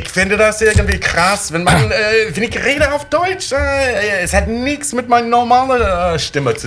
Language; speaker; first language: German; non-native, fluent; English